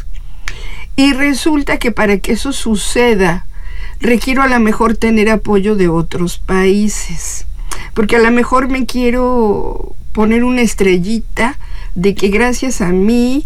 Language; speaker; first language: Spanish; native; Spanish